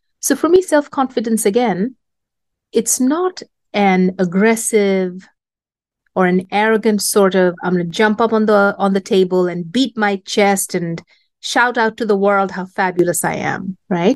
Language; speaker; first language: English; non-native, local second language; Bangla